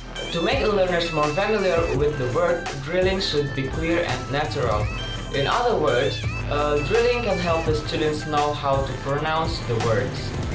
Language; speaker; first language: English; non-native, learner; Indonesian